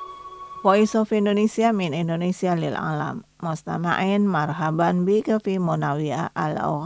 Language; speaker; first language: Arabic; non-native, fluent; Indonesian